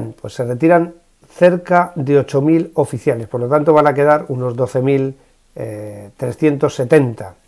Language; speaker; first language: Spanish; native; Spanish